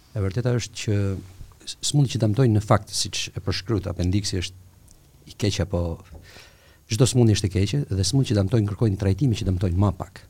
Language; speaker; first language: Albanian; native; Albanian